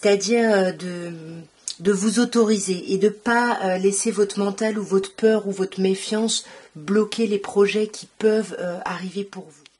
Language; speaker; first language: French; native; French